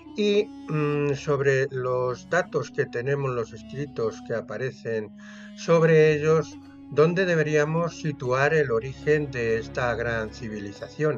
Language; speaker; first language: Spanish; native; Spanish